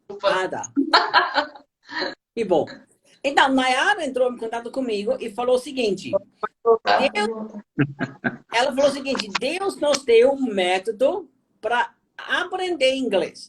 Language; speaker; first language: Portuguese; non-native, fluent; German